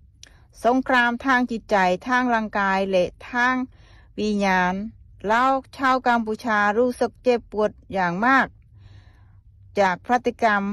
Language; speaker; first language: Thai; non-native, local second language; Khmer